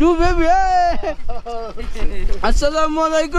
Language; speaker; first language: Hindi; non-native, learner; Bangla